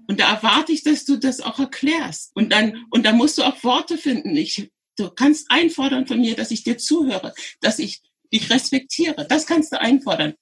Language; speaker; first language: German; native; German